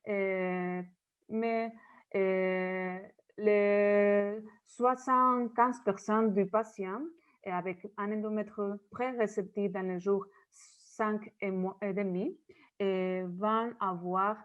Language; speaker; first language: French; non-native, learner; Spanish